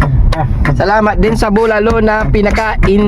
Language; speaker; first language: Filipino; native; Filipino